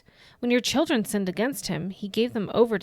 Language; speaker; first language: English; native; English